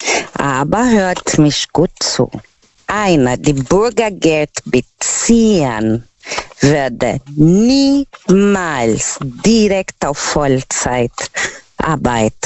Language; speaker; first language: German; non-native, learner; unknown